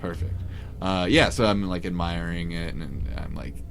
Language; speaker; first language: English; native; English